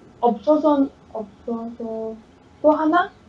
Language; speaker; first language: Korean; non-native, learner; Chinese